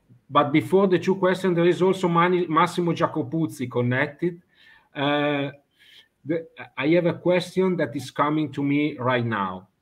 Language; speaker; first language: English; non-native, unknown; Italian